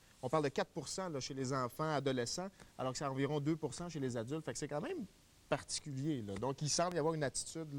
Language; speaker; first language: French; native; French